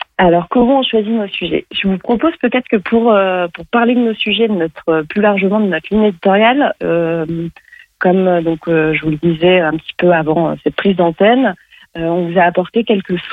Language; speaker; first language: French; native; French